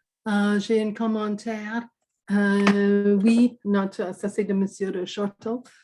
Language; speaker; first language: French; non-native, fluent; English